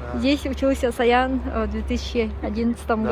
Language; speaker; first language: Russian; non-native, local second language; Tuvinian